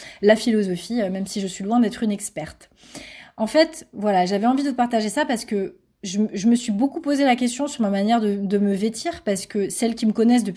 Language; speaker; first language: French; native; French